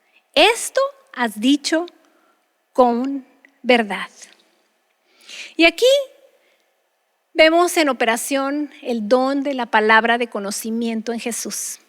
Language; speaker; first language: Spanish; native; Spanish